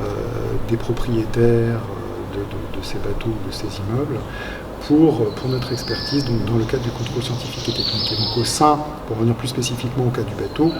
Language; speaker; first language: French; native; French